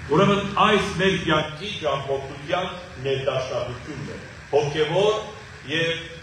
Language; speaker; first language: Armenian; native; Armenian